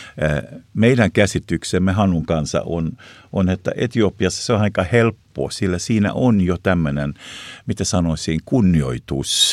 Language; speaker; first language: Finnish; non-native, local second language; Swedish